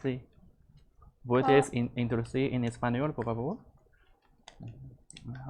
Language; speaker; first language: Spanish; non-native, learner; Chinese